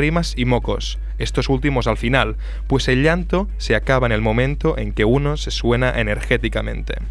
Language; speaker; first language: Spanish; non-native, local second language; Catalan